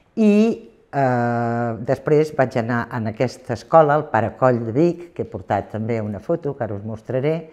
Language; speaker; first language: Catalan; native; Catalan